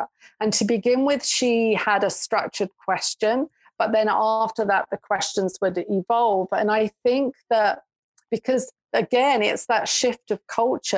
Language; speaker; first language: English; native; English